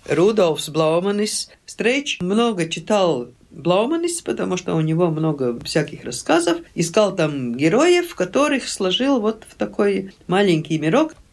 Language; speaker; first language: Russian; non-native, local second language; Latvian